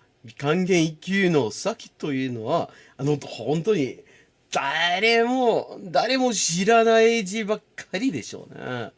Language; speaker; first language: Japanese; non-native, fluent; English